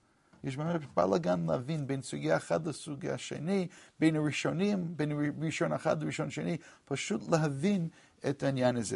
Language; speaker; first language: Hebrew; non-native, fluent; English